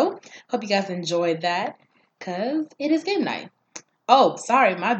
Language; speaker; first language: English; non-native, local second language; Swahili